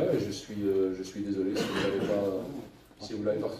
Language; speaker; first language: French; native; French